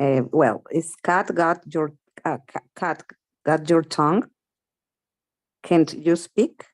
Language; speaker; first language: English; non-native, learner; Spanish